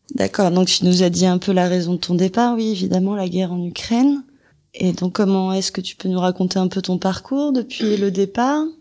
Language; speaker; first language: French; native; French